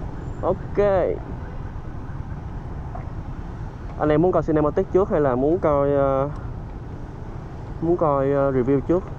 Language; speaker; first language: Vietnamese; native; Vietnamese